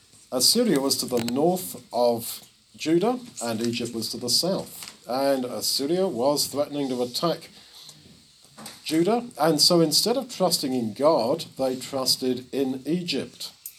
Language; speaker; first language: English; native; English